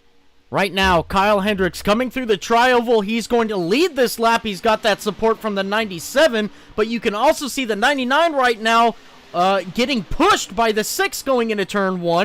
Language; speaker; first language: English; native; English